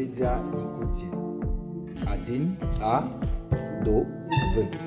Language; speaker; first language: Russian; non-native, learner; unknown